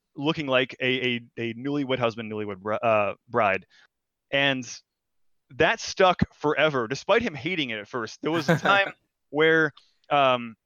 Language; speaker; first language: English; non-native, fluent; Portuguese